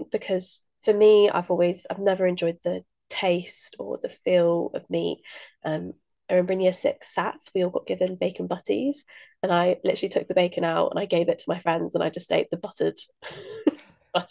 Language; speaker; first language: English; native; English